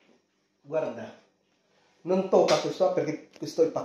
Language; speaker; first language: Italian; non-native, learner; Filipino